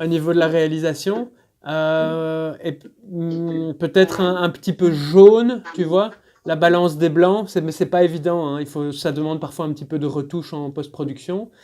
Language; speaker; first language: French; native; French